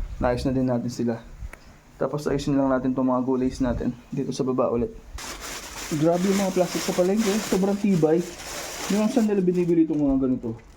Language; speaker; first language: Filipino; native; Filipino